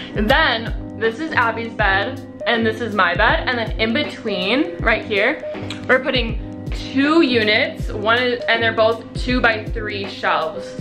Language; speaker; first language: English; native; English